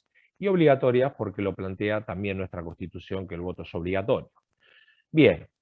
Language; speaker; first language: Spanish; native; Spanish